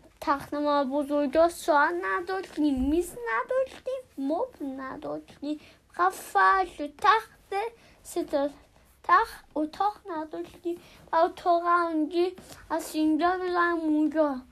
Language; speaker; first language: Persian; early bilingual, heritage; Persian